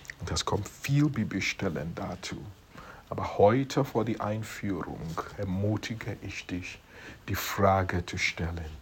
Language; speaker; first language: German; non-native, fluent; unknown